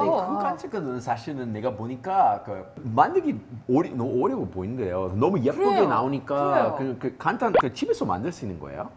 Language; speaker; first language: Korean; non-native, fluent; English